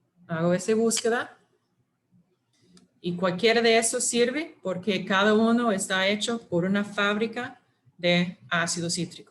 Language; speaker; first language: Spanish; non-native, fluent; English